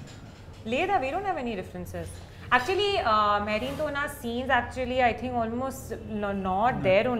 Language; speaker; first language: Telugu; non-native, learner; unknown